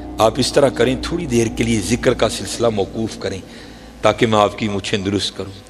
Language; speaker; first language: Urdu; non-native, local second language; Punjabi